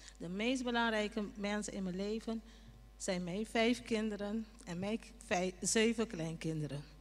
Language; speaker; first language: Dutch; non-native, local second language; Papiamento